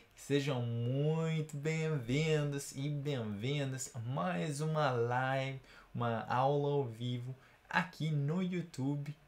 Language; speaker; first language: Portuguese; non-native, fluent; Italian